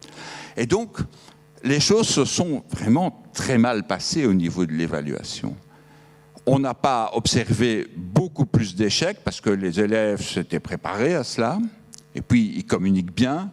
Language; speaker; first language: French; native; French